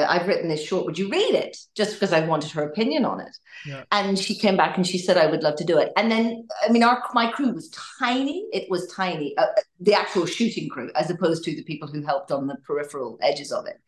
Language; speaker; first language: English; native; English